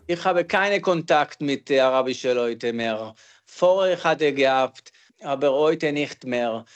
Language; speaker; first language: German; non-native, learner; Hebrew